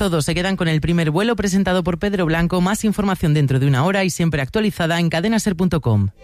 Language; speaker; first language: Spanish; native; Spanish